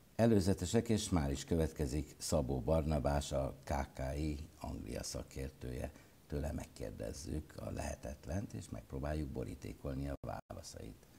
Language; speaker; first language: Hungarian; native; Hungarian